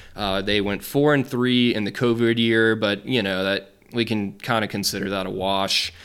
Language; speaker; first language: English; native; English